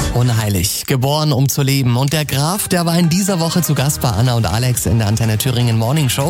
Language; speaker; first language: German; native; German